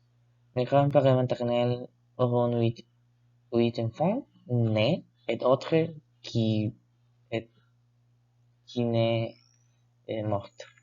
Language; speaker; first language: French; non-native, learner; Spanish